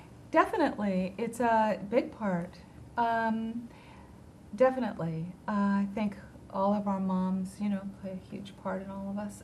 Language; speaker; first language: English; early bilingual, heritage; English